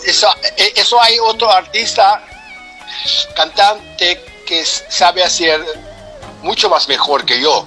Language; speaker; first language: Spanish; non-native, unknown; Papiamento